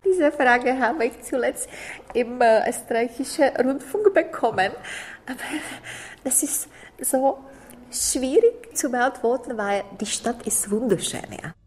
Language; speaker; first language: German; non-native, fluent; Czech